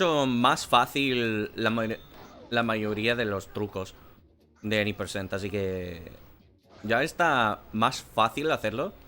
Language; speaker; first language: Spanish; non-native, learner; English